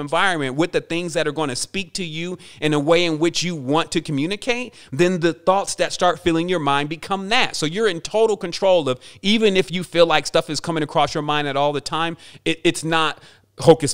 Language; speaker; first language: English; native; English